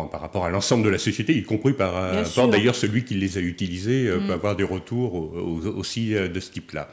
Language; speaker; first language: French; native; French